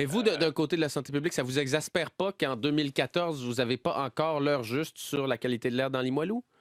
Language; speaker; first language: French; native; French